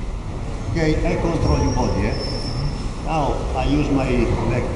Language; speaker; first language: English; non-native, learner; Italian